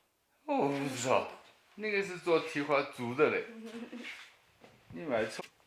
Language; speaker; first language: Chinese; native; Chinese